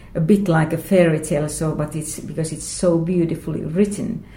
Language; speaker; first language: English; non-native, fluent; Finnish